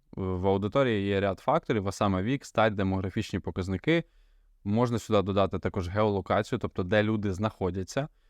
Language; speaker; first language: Ukrainian; non-native, local second language; Russian